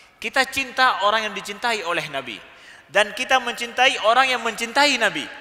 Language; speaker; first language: Malay; native; Malay